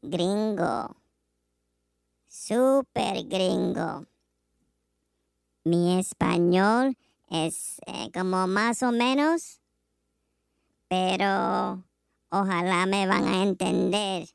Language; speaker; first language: Spanish; non-native, learner; English